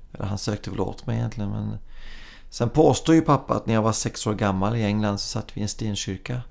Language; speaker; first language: Swedish; early bilingual, other home language; English